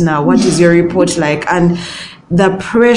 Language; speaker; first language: English; non-native, local second language; Ganda